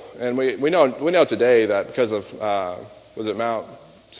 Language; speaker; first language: English; native; English